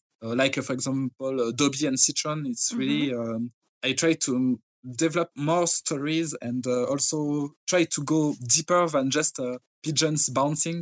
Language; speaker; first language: English; non-native, fluent; French